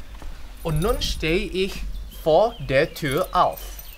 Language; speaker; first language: German; non-native, fluent; Indonesian